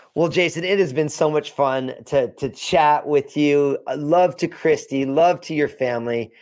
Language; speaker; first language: English; early bilingual, other home language; Italian